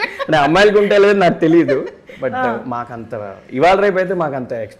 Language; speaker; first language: Telugu; native; Telugu